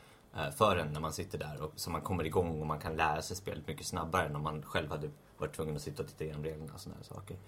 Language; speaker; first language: Swedish; native; Swedish